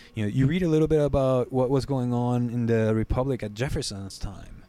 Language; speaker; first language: English; non-native, fluent; Spanish